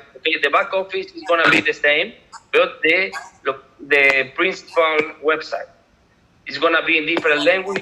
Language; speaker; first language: English; non-native, learner; Spanish